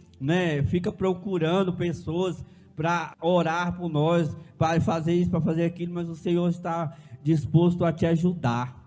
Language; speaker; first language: Portuguese; native; Portuguese